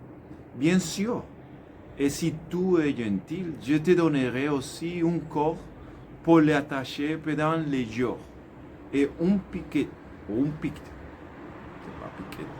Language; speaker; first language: French; non-native, learner; Spanish